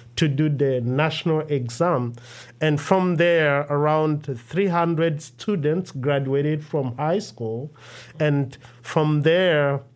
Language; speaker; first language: English; non-native, local second language; Kinyarwanda